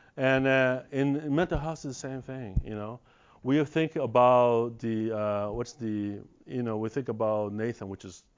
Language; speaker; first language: English; non-native, fluent; Portuguese